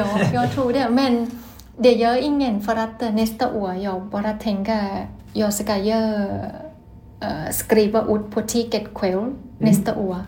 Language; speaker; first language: Swedish; non-native, learner; Thai